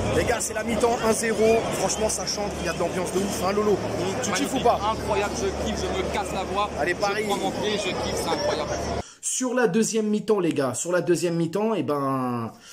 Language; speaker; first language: French; native; French